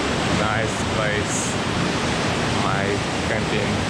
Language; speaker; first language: English; non-native, learner; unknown